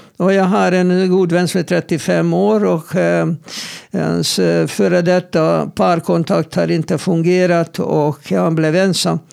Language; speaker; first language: Swedish; non-native, fluent; Hebrew